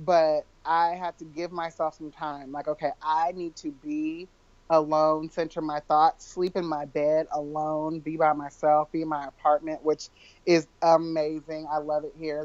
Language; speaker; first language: English; native; English